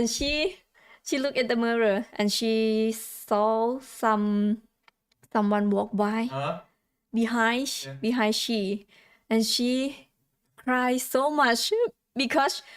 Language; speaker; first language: English; non-native, learner; Thai